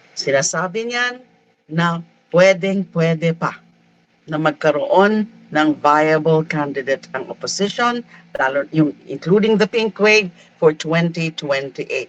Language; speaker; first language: Filipino; non-native, local second language; Bikol